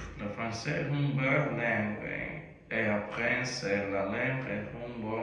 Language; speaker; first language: French; non-native, learner; Spanish